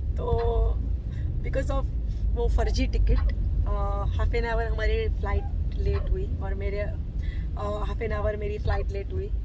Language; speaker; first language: Hindi; non-native, local second language; Gujarati